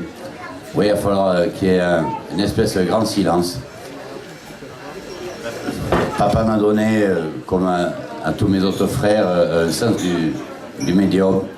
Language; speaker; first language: French; native; French